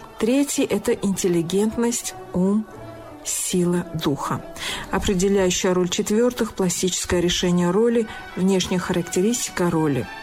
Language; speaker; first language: Russian; non-native, local second language; Tajik